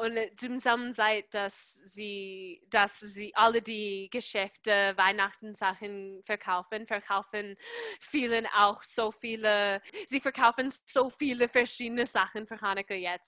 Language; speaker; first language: German; non-native, fluent; English